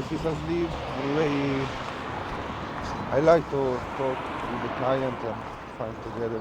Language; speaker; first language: English; non-native, learner; Italian